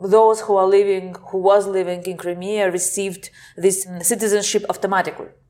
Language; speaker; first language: English; non-native, fluent; Ukrainian